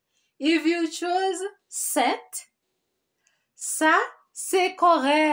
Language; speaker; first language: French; non-native, fluent; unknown